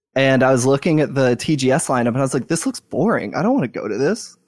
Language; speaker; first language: English; native; English